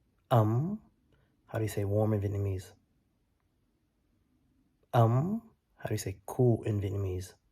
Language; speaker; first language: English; early bilingual, other home language; Vietnamese